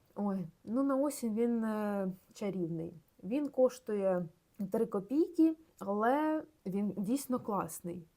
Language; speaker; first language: Ukrainian; non-native, local second language; Russian